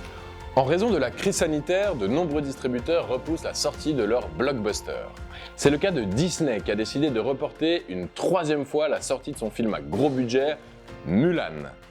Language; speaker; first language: French; native; French